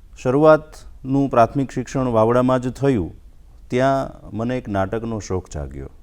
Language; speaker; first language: Gujarati; native; Gujarati